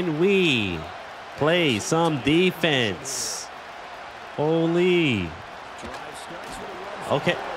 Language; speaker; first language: English; native; English